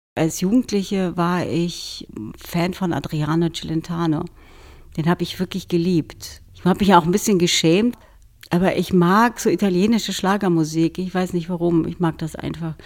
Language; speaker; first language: German; early bilingual, other home language; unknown